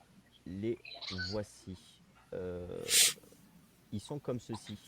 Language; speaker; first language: French; native; French